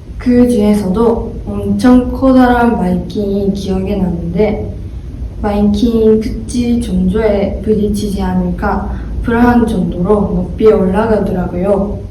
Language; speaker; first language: Korean; non-native, learner; Japanese